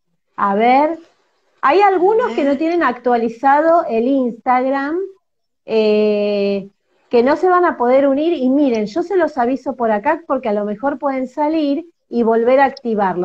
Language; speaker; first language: Spanish; native; Spanish